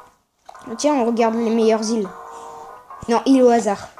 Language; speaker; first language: French; native; French